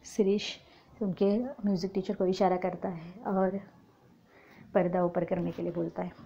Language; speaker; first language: Hindi; non-native, local second language; Marathi